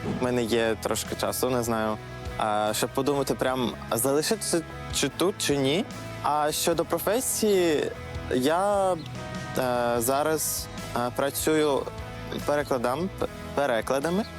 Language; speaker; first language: Ukrainian; non-native, fluent; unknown